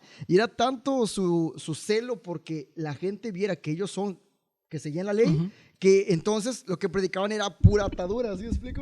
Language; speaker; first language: Spanish; native; Spanish